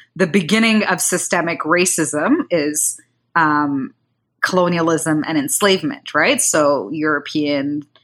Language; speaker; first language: English; non-native, local second language; Kinyarwanda